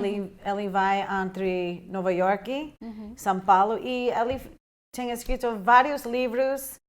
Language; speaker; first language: Portuguese; non-native, fluent; English